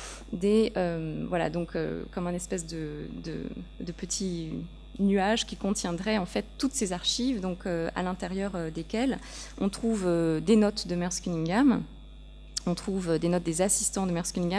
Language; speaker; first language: French; native; French